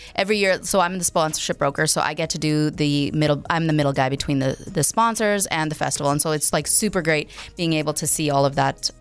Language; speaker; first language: English; native; English